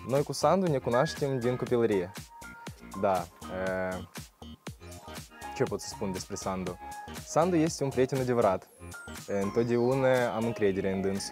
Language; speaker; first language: Romanian; non-native, local second language; Russian